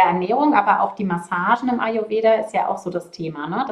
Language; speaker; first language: German; native; German